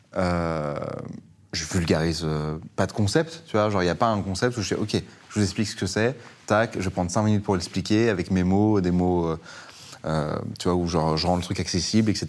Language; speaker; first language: French; early bilingual, other home language; Persian